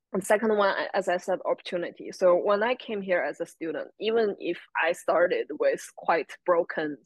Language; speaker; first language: English; non-native, fluent; Chinese